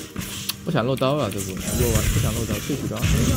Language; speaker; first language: Chinese; native; Chinese